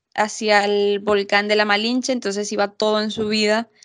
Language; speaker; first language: Spanish; native; Spanish